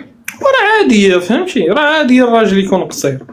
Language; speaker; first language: Arabic; native; Arabic